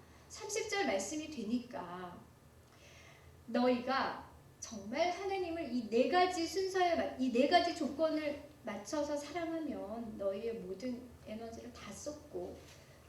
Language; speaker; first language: Korean; native; Korean